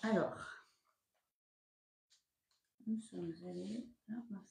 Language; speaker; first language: French; native; French